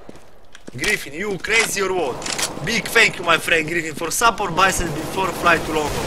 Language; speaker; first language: English; non-native, learner; Polish